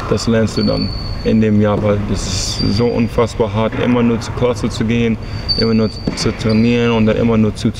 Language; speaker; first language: German; early bilingual, heritage; English